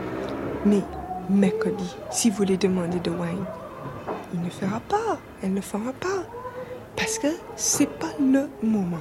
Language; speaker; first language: French; non-native, fluent; English